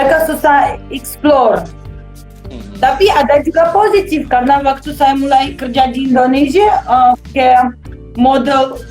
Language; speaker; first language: Indonesian; non-native, fluent; Russian